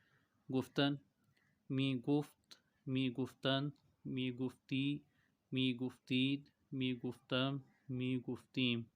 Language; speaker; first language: Persian; non-native, fluent; Urdu